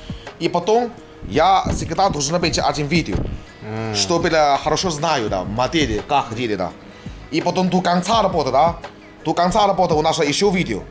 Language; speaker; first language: Russian; non-native, learner; Chinese